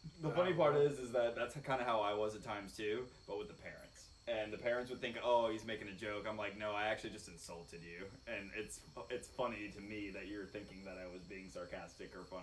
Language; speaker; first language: English; native; English